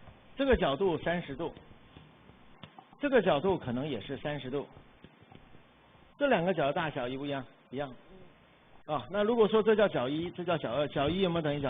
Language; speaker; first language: Chinese; native; Chinese